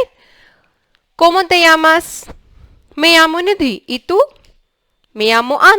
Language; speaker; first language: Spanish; non-native, learner; English